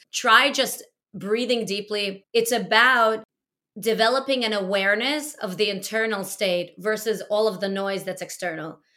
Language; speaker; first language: English; early bilingual, other home language; Russian